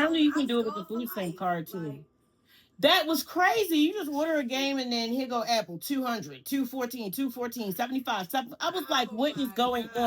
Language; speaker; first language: English; native; English